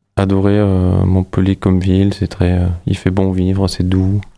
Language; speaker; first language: French; native; French